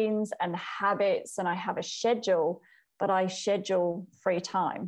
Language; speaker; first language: English; native; English